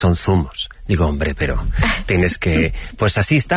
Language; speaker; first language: Spanish; native; Spanish